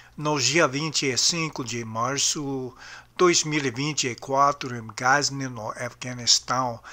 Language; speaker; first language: Portuguese; non-native, learner; English